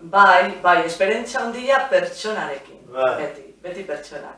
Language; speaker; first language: Basque; non-native, local second language; Spanish